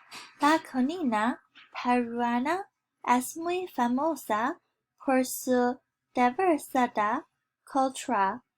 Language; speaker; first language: Spanish; non-native, learner; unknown